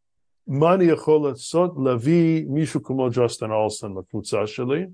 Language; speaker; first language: Hebrew; non-native, fluent; English